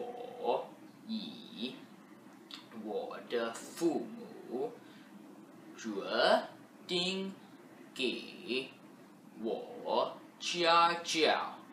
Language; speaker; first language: Chinese; non-native, learner; English